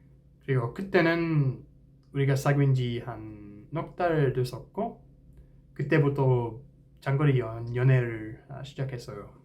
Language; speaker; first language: Korean; non-native, fluent; English